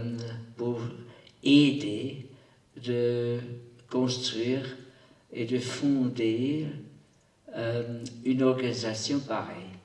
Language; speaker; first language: French; non-native, local second language; German